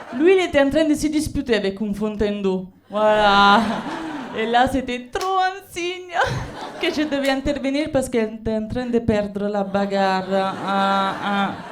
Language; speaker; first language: French; non-native, fluent; Italian